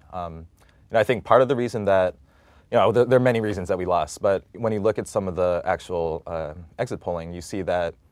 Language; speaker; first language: English; native; English